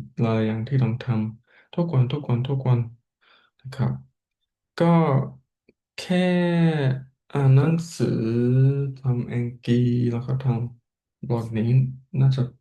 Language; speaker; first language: Thai; non-native, learner; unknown